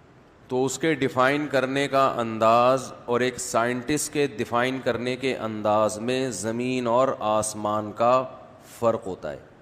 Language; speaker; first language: Urdu; native; Urdu